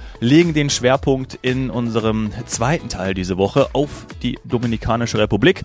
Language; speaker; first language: German; native; German